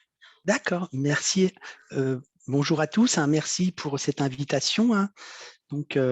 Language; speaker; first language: French; native; French